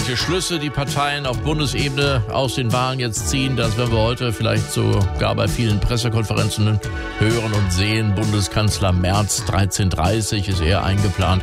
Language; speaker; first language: German; native; German